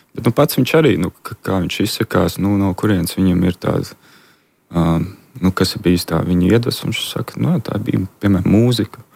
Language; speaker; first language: Latvian; native; Latvian